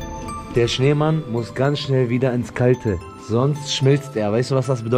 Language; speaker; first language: German; native; German